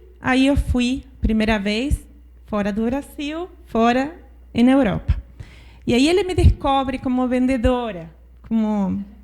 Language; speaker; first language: Portuguese; non-native, fluent; Spanish